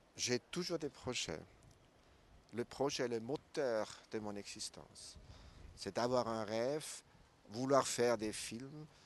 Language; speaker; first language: French; non-native, local second language; German